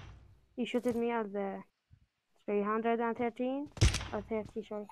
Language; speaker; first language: English; non-native, learner; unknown